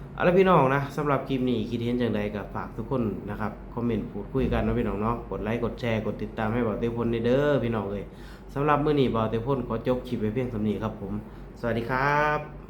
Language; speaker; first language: Thai; native; Thai